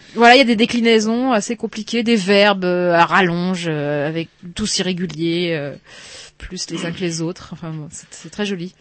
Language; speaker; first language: French; native; French